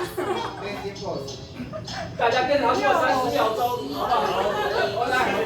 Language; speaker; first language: Chinese; native; Chinese